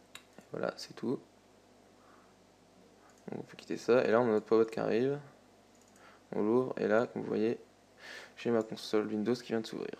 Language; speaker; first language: French; native; French